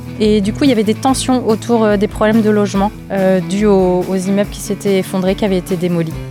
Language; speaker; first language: French; native; French